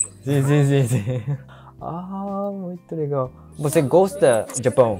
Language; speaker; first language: Portuguese; non-native, learner; Japanese